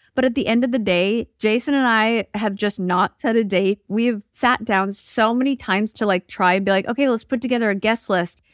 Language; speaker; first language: English; native; English